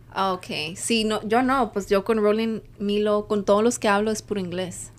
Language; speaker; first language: Spanish; early bilingual, heritage; Spanish